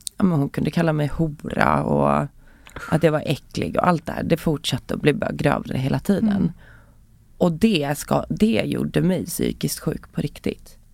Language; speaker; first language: Swedish; early bilingual, other home language; Estonian